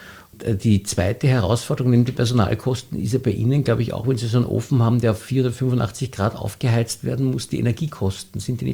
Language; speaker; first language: German; native; German